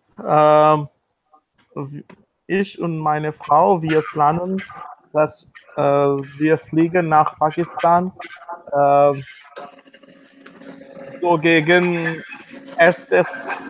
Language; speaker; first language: German; non-native, learner; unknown